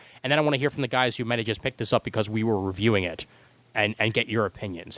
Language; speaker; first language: English; native; English